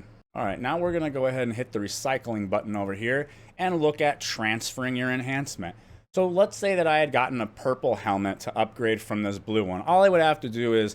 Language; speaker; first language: English; native; English